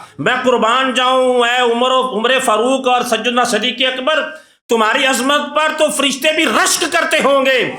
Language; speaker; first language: Urdu; non-native, local second language; Punjabi